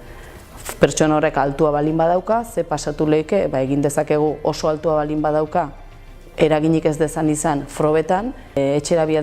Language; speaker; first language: Basque; native; Basque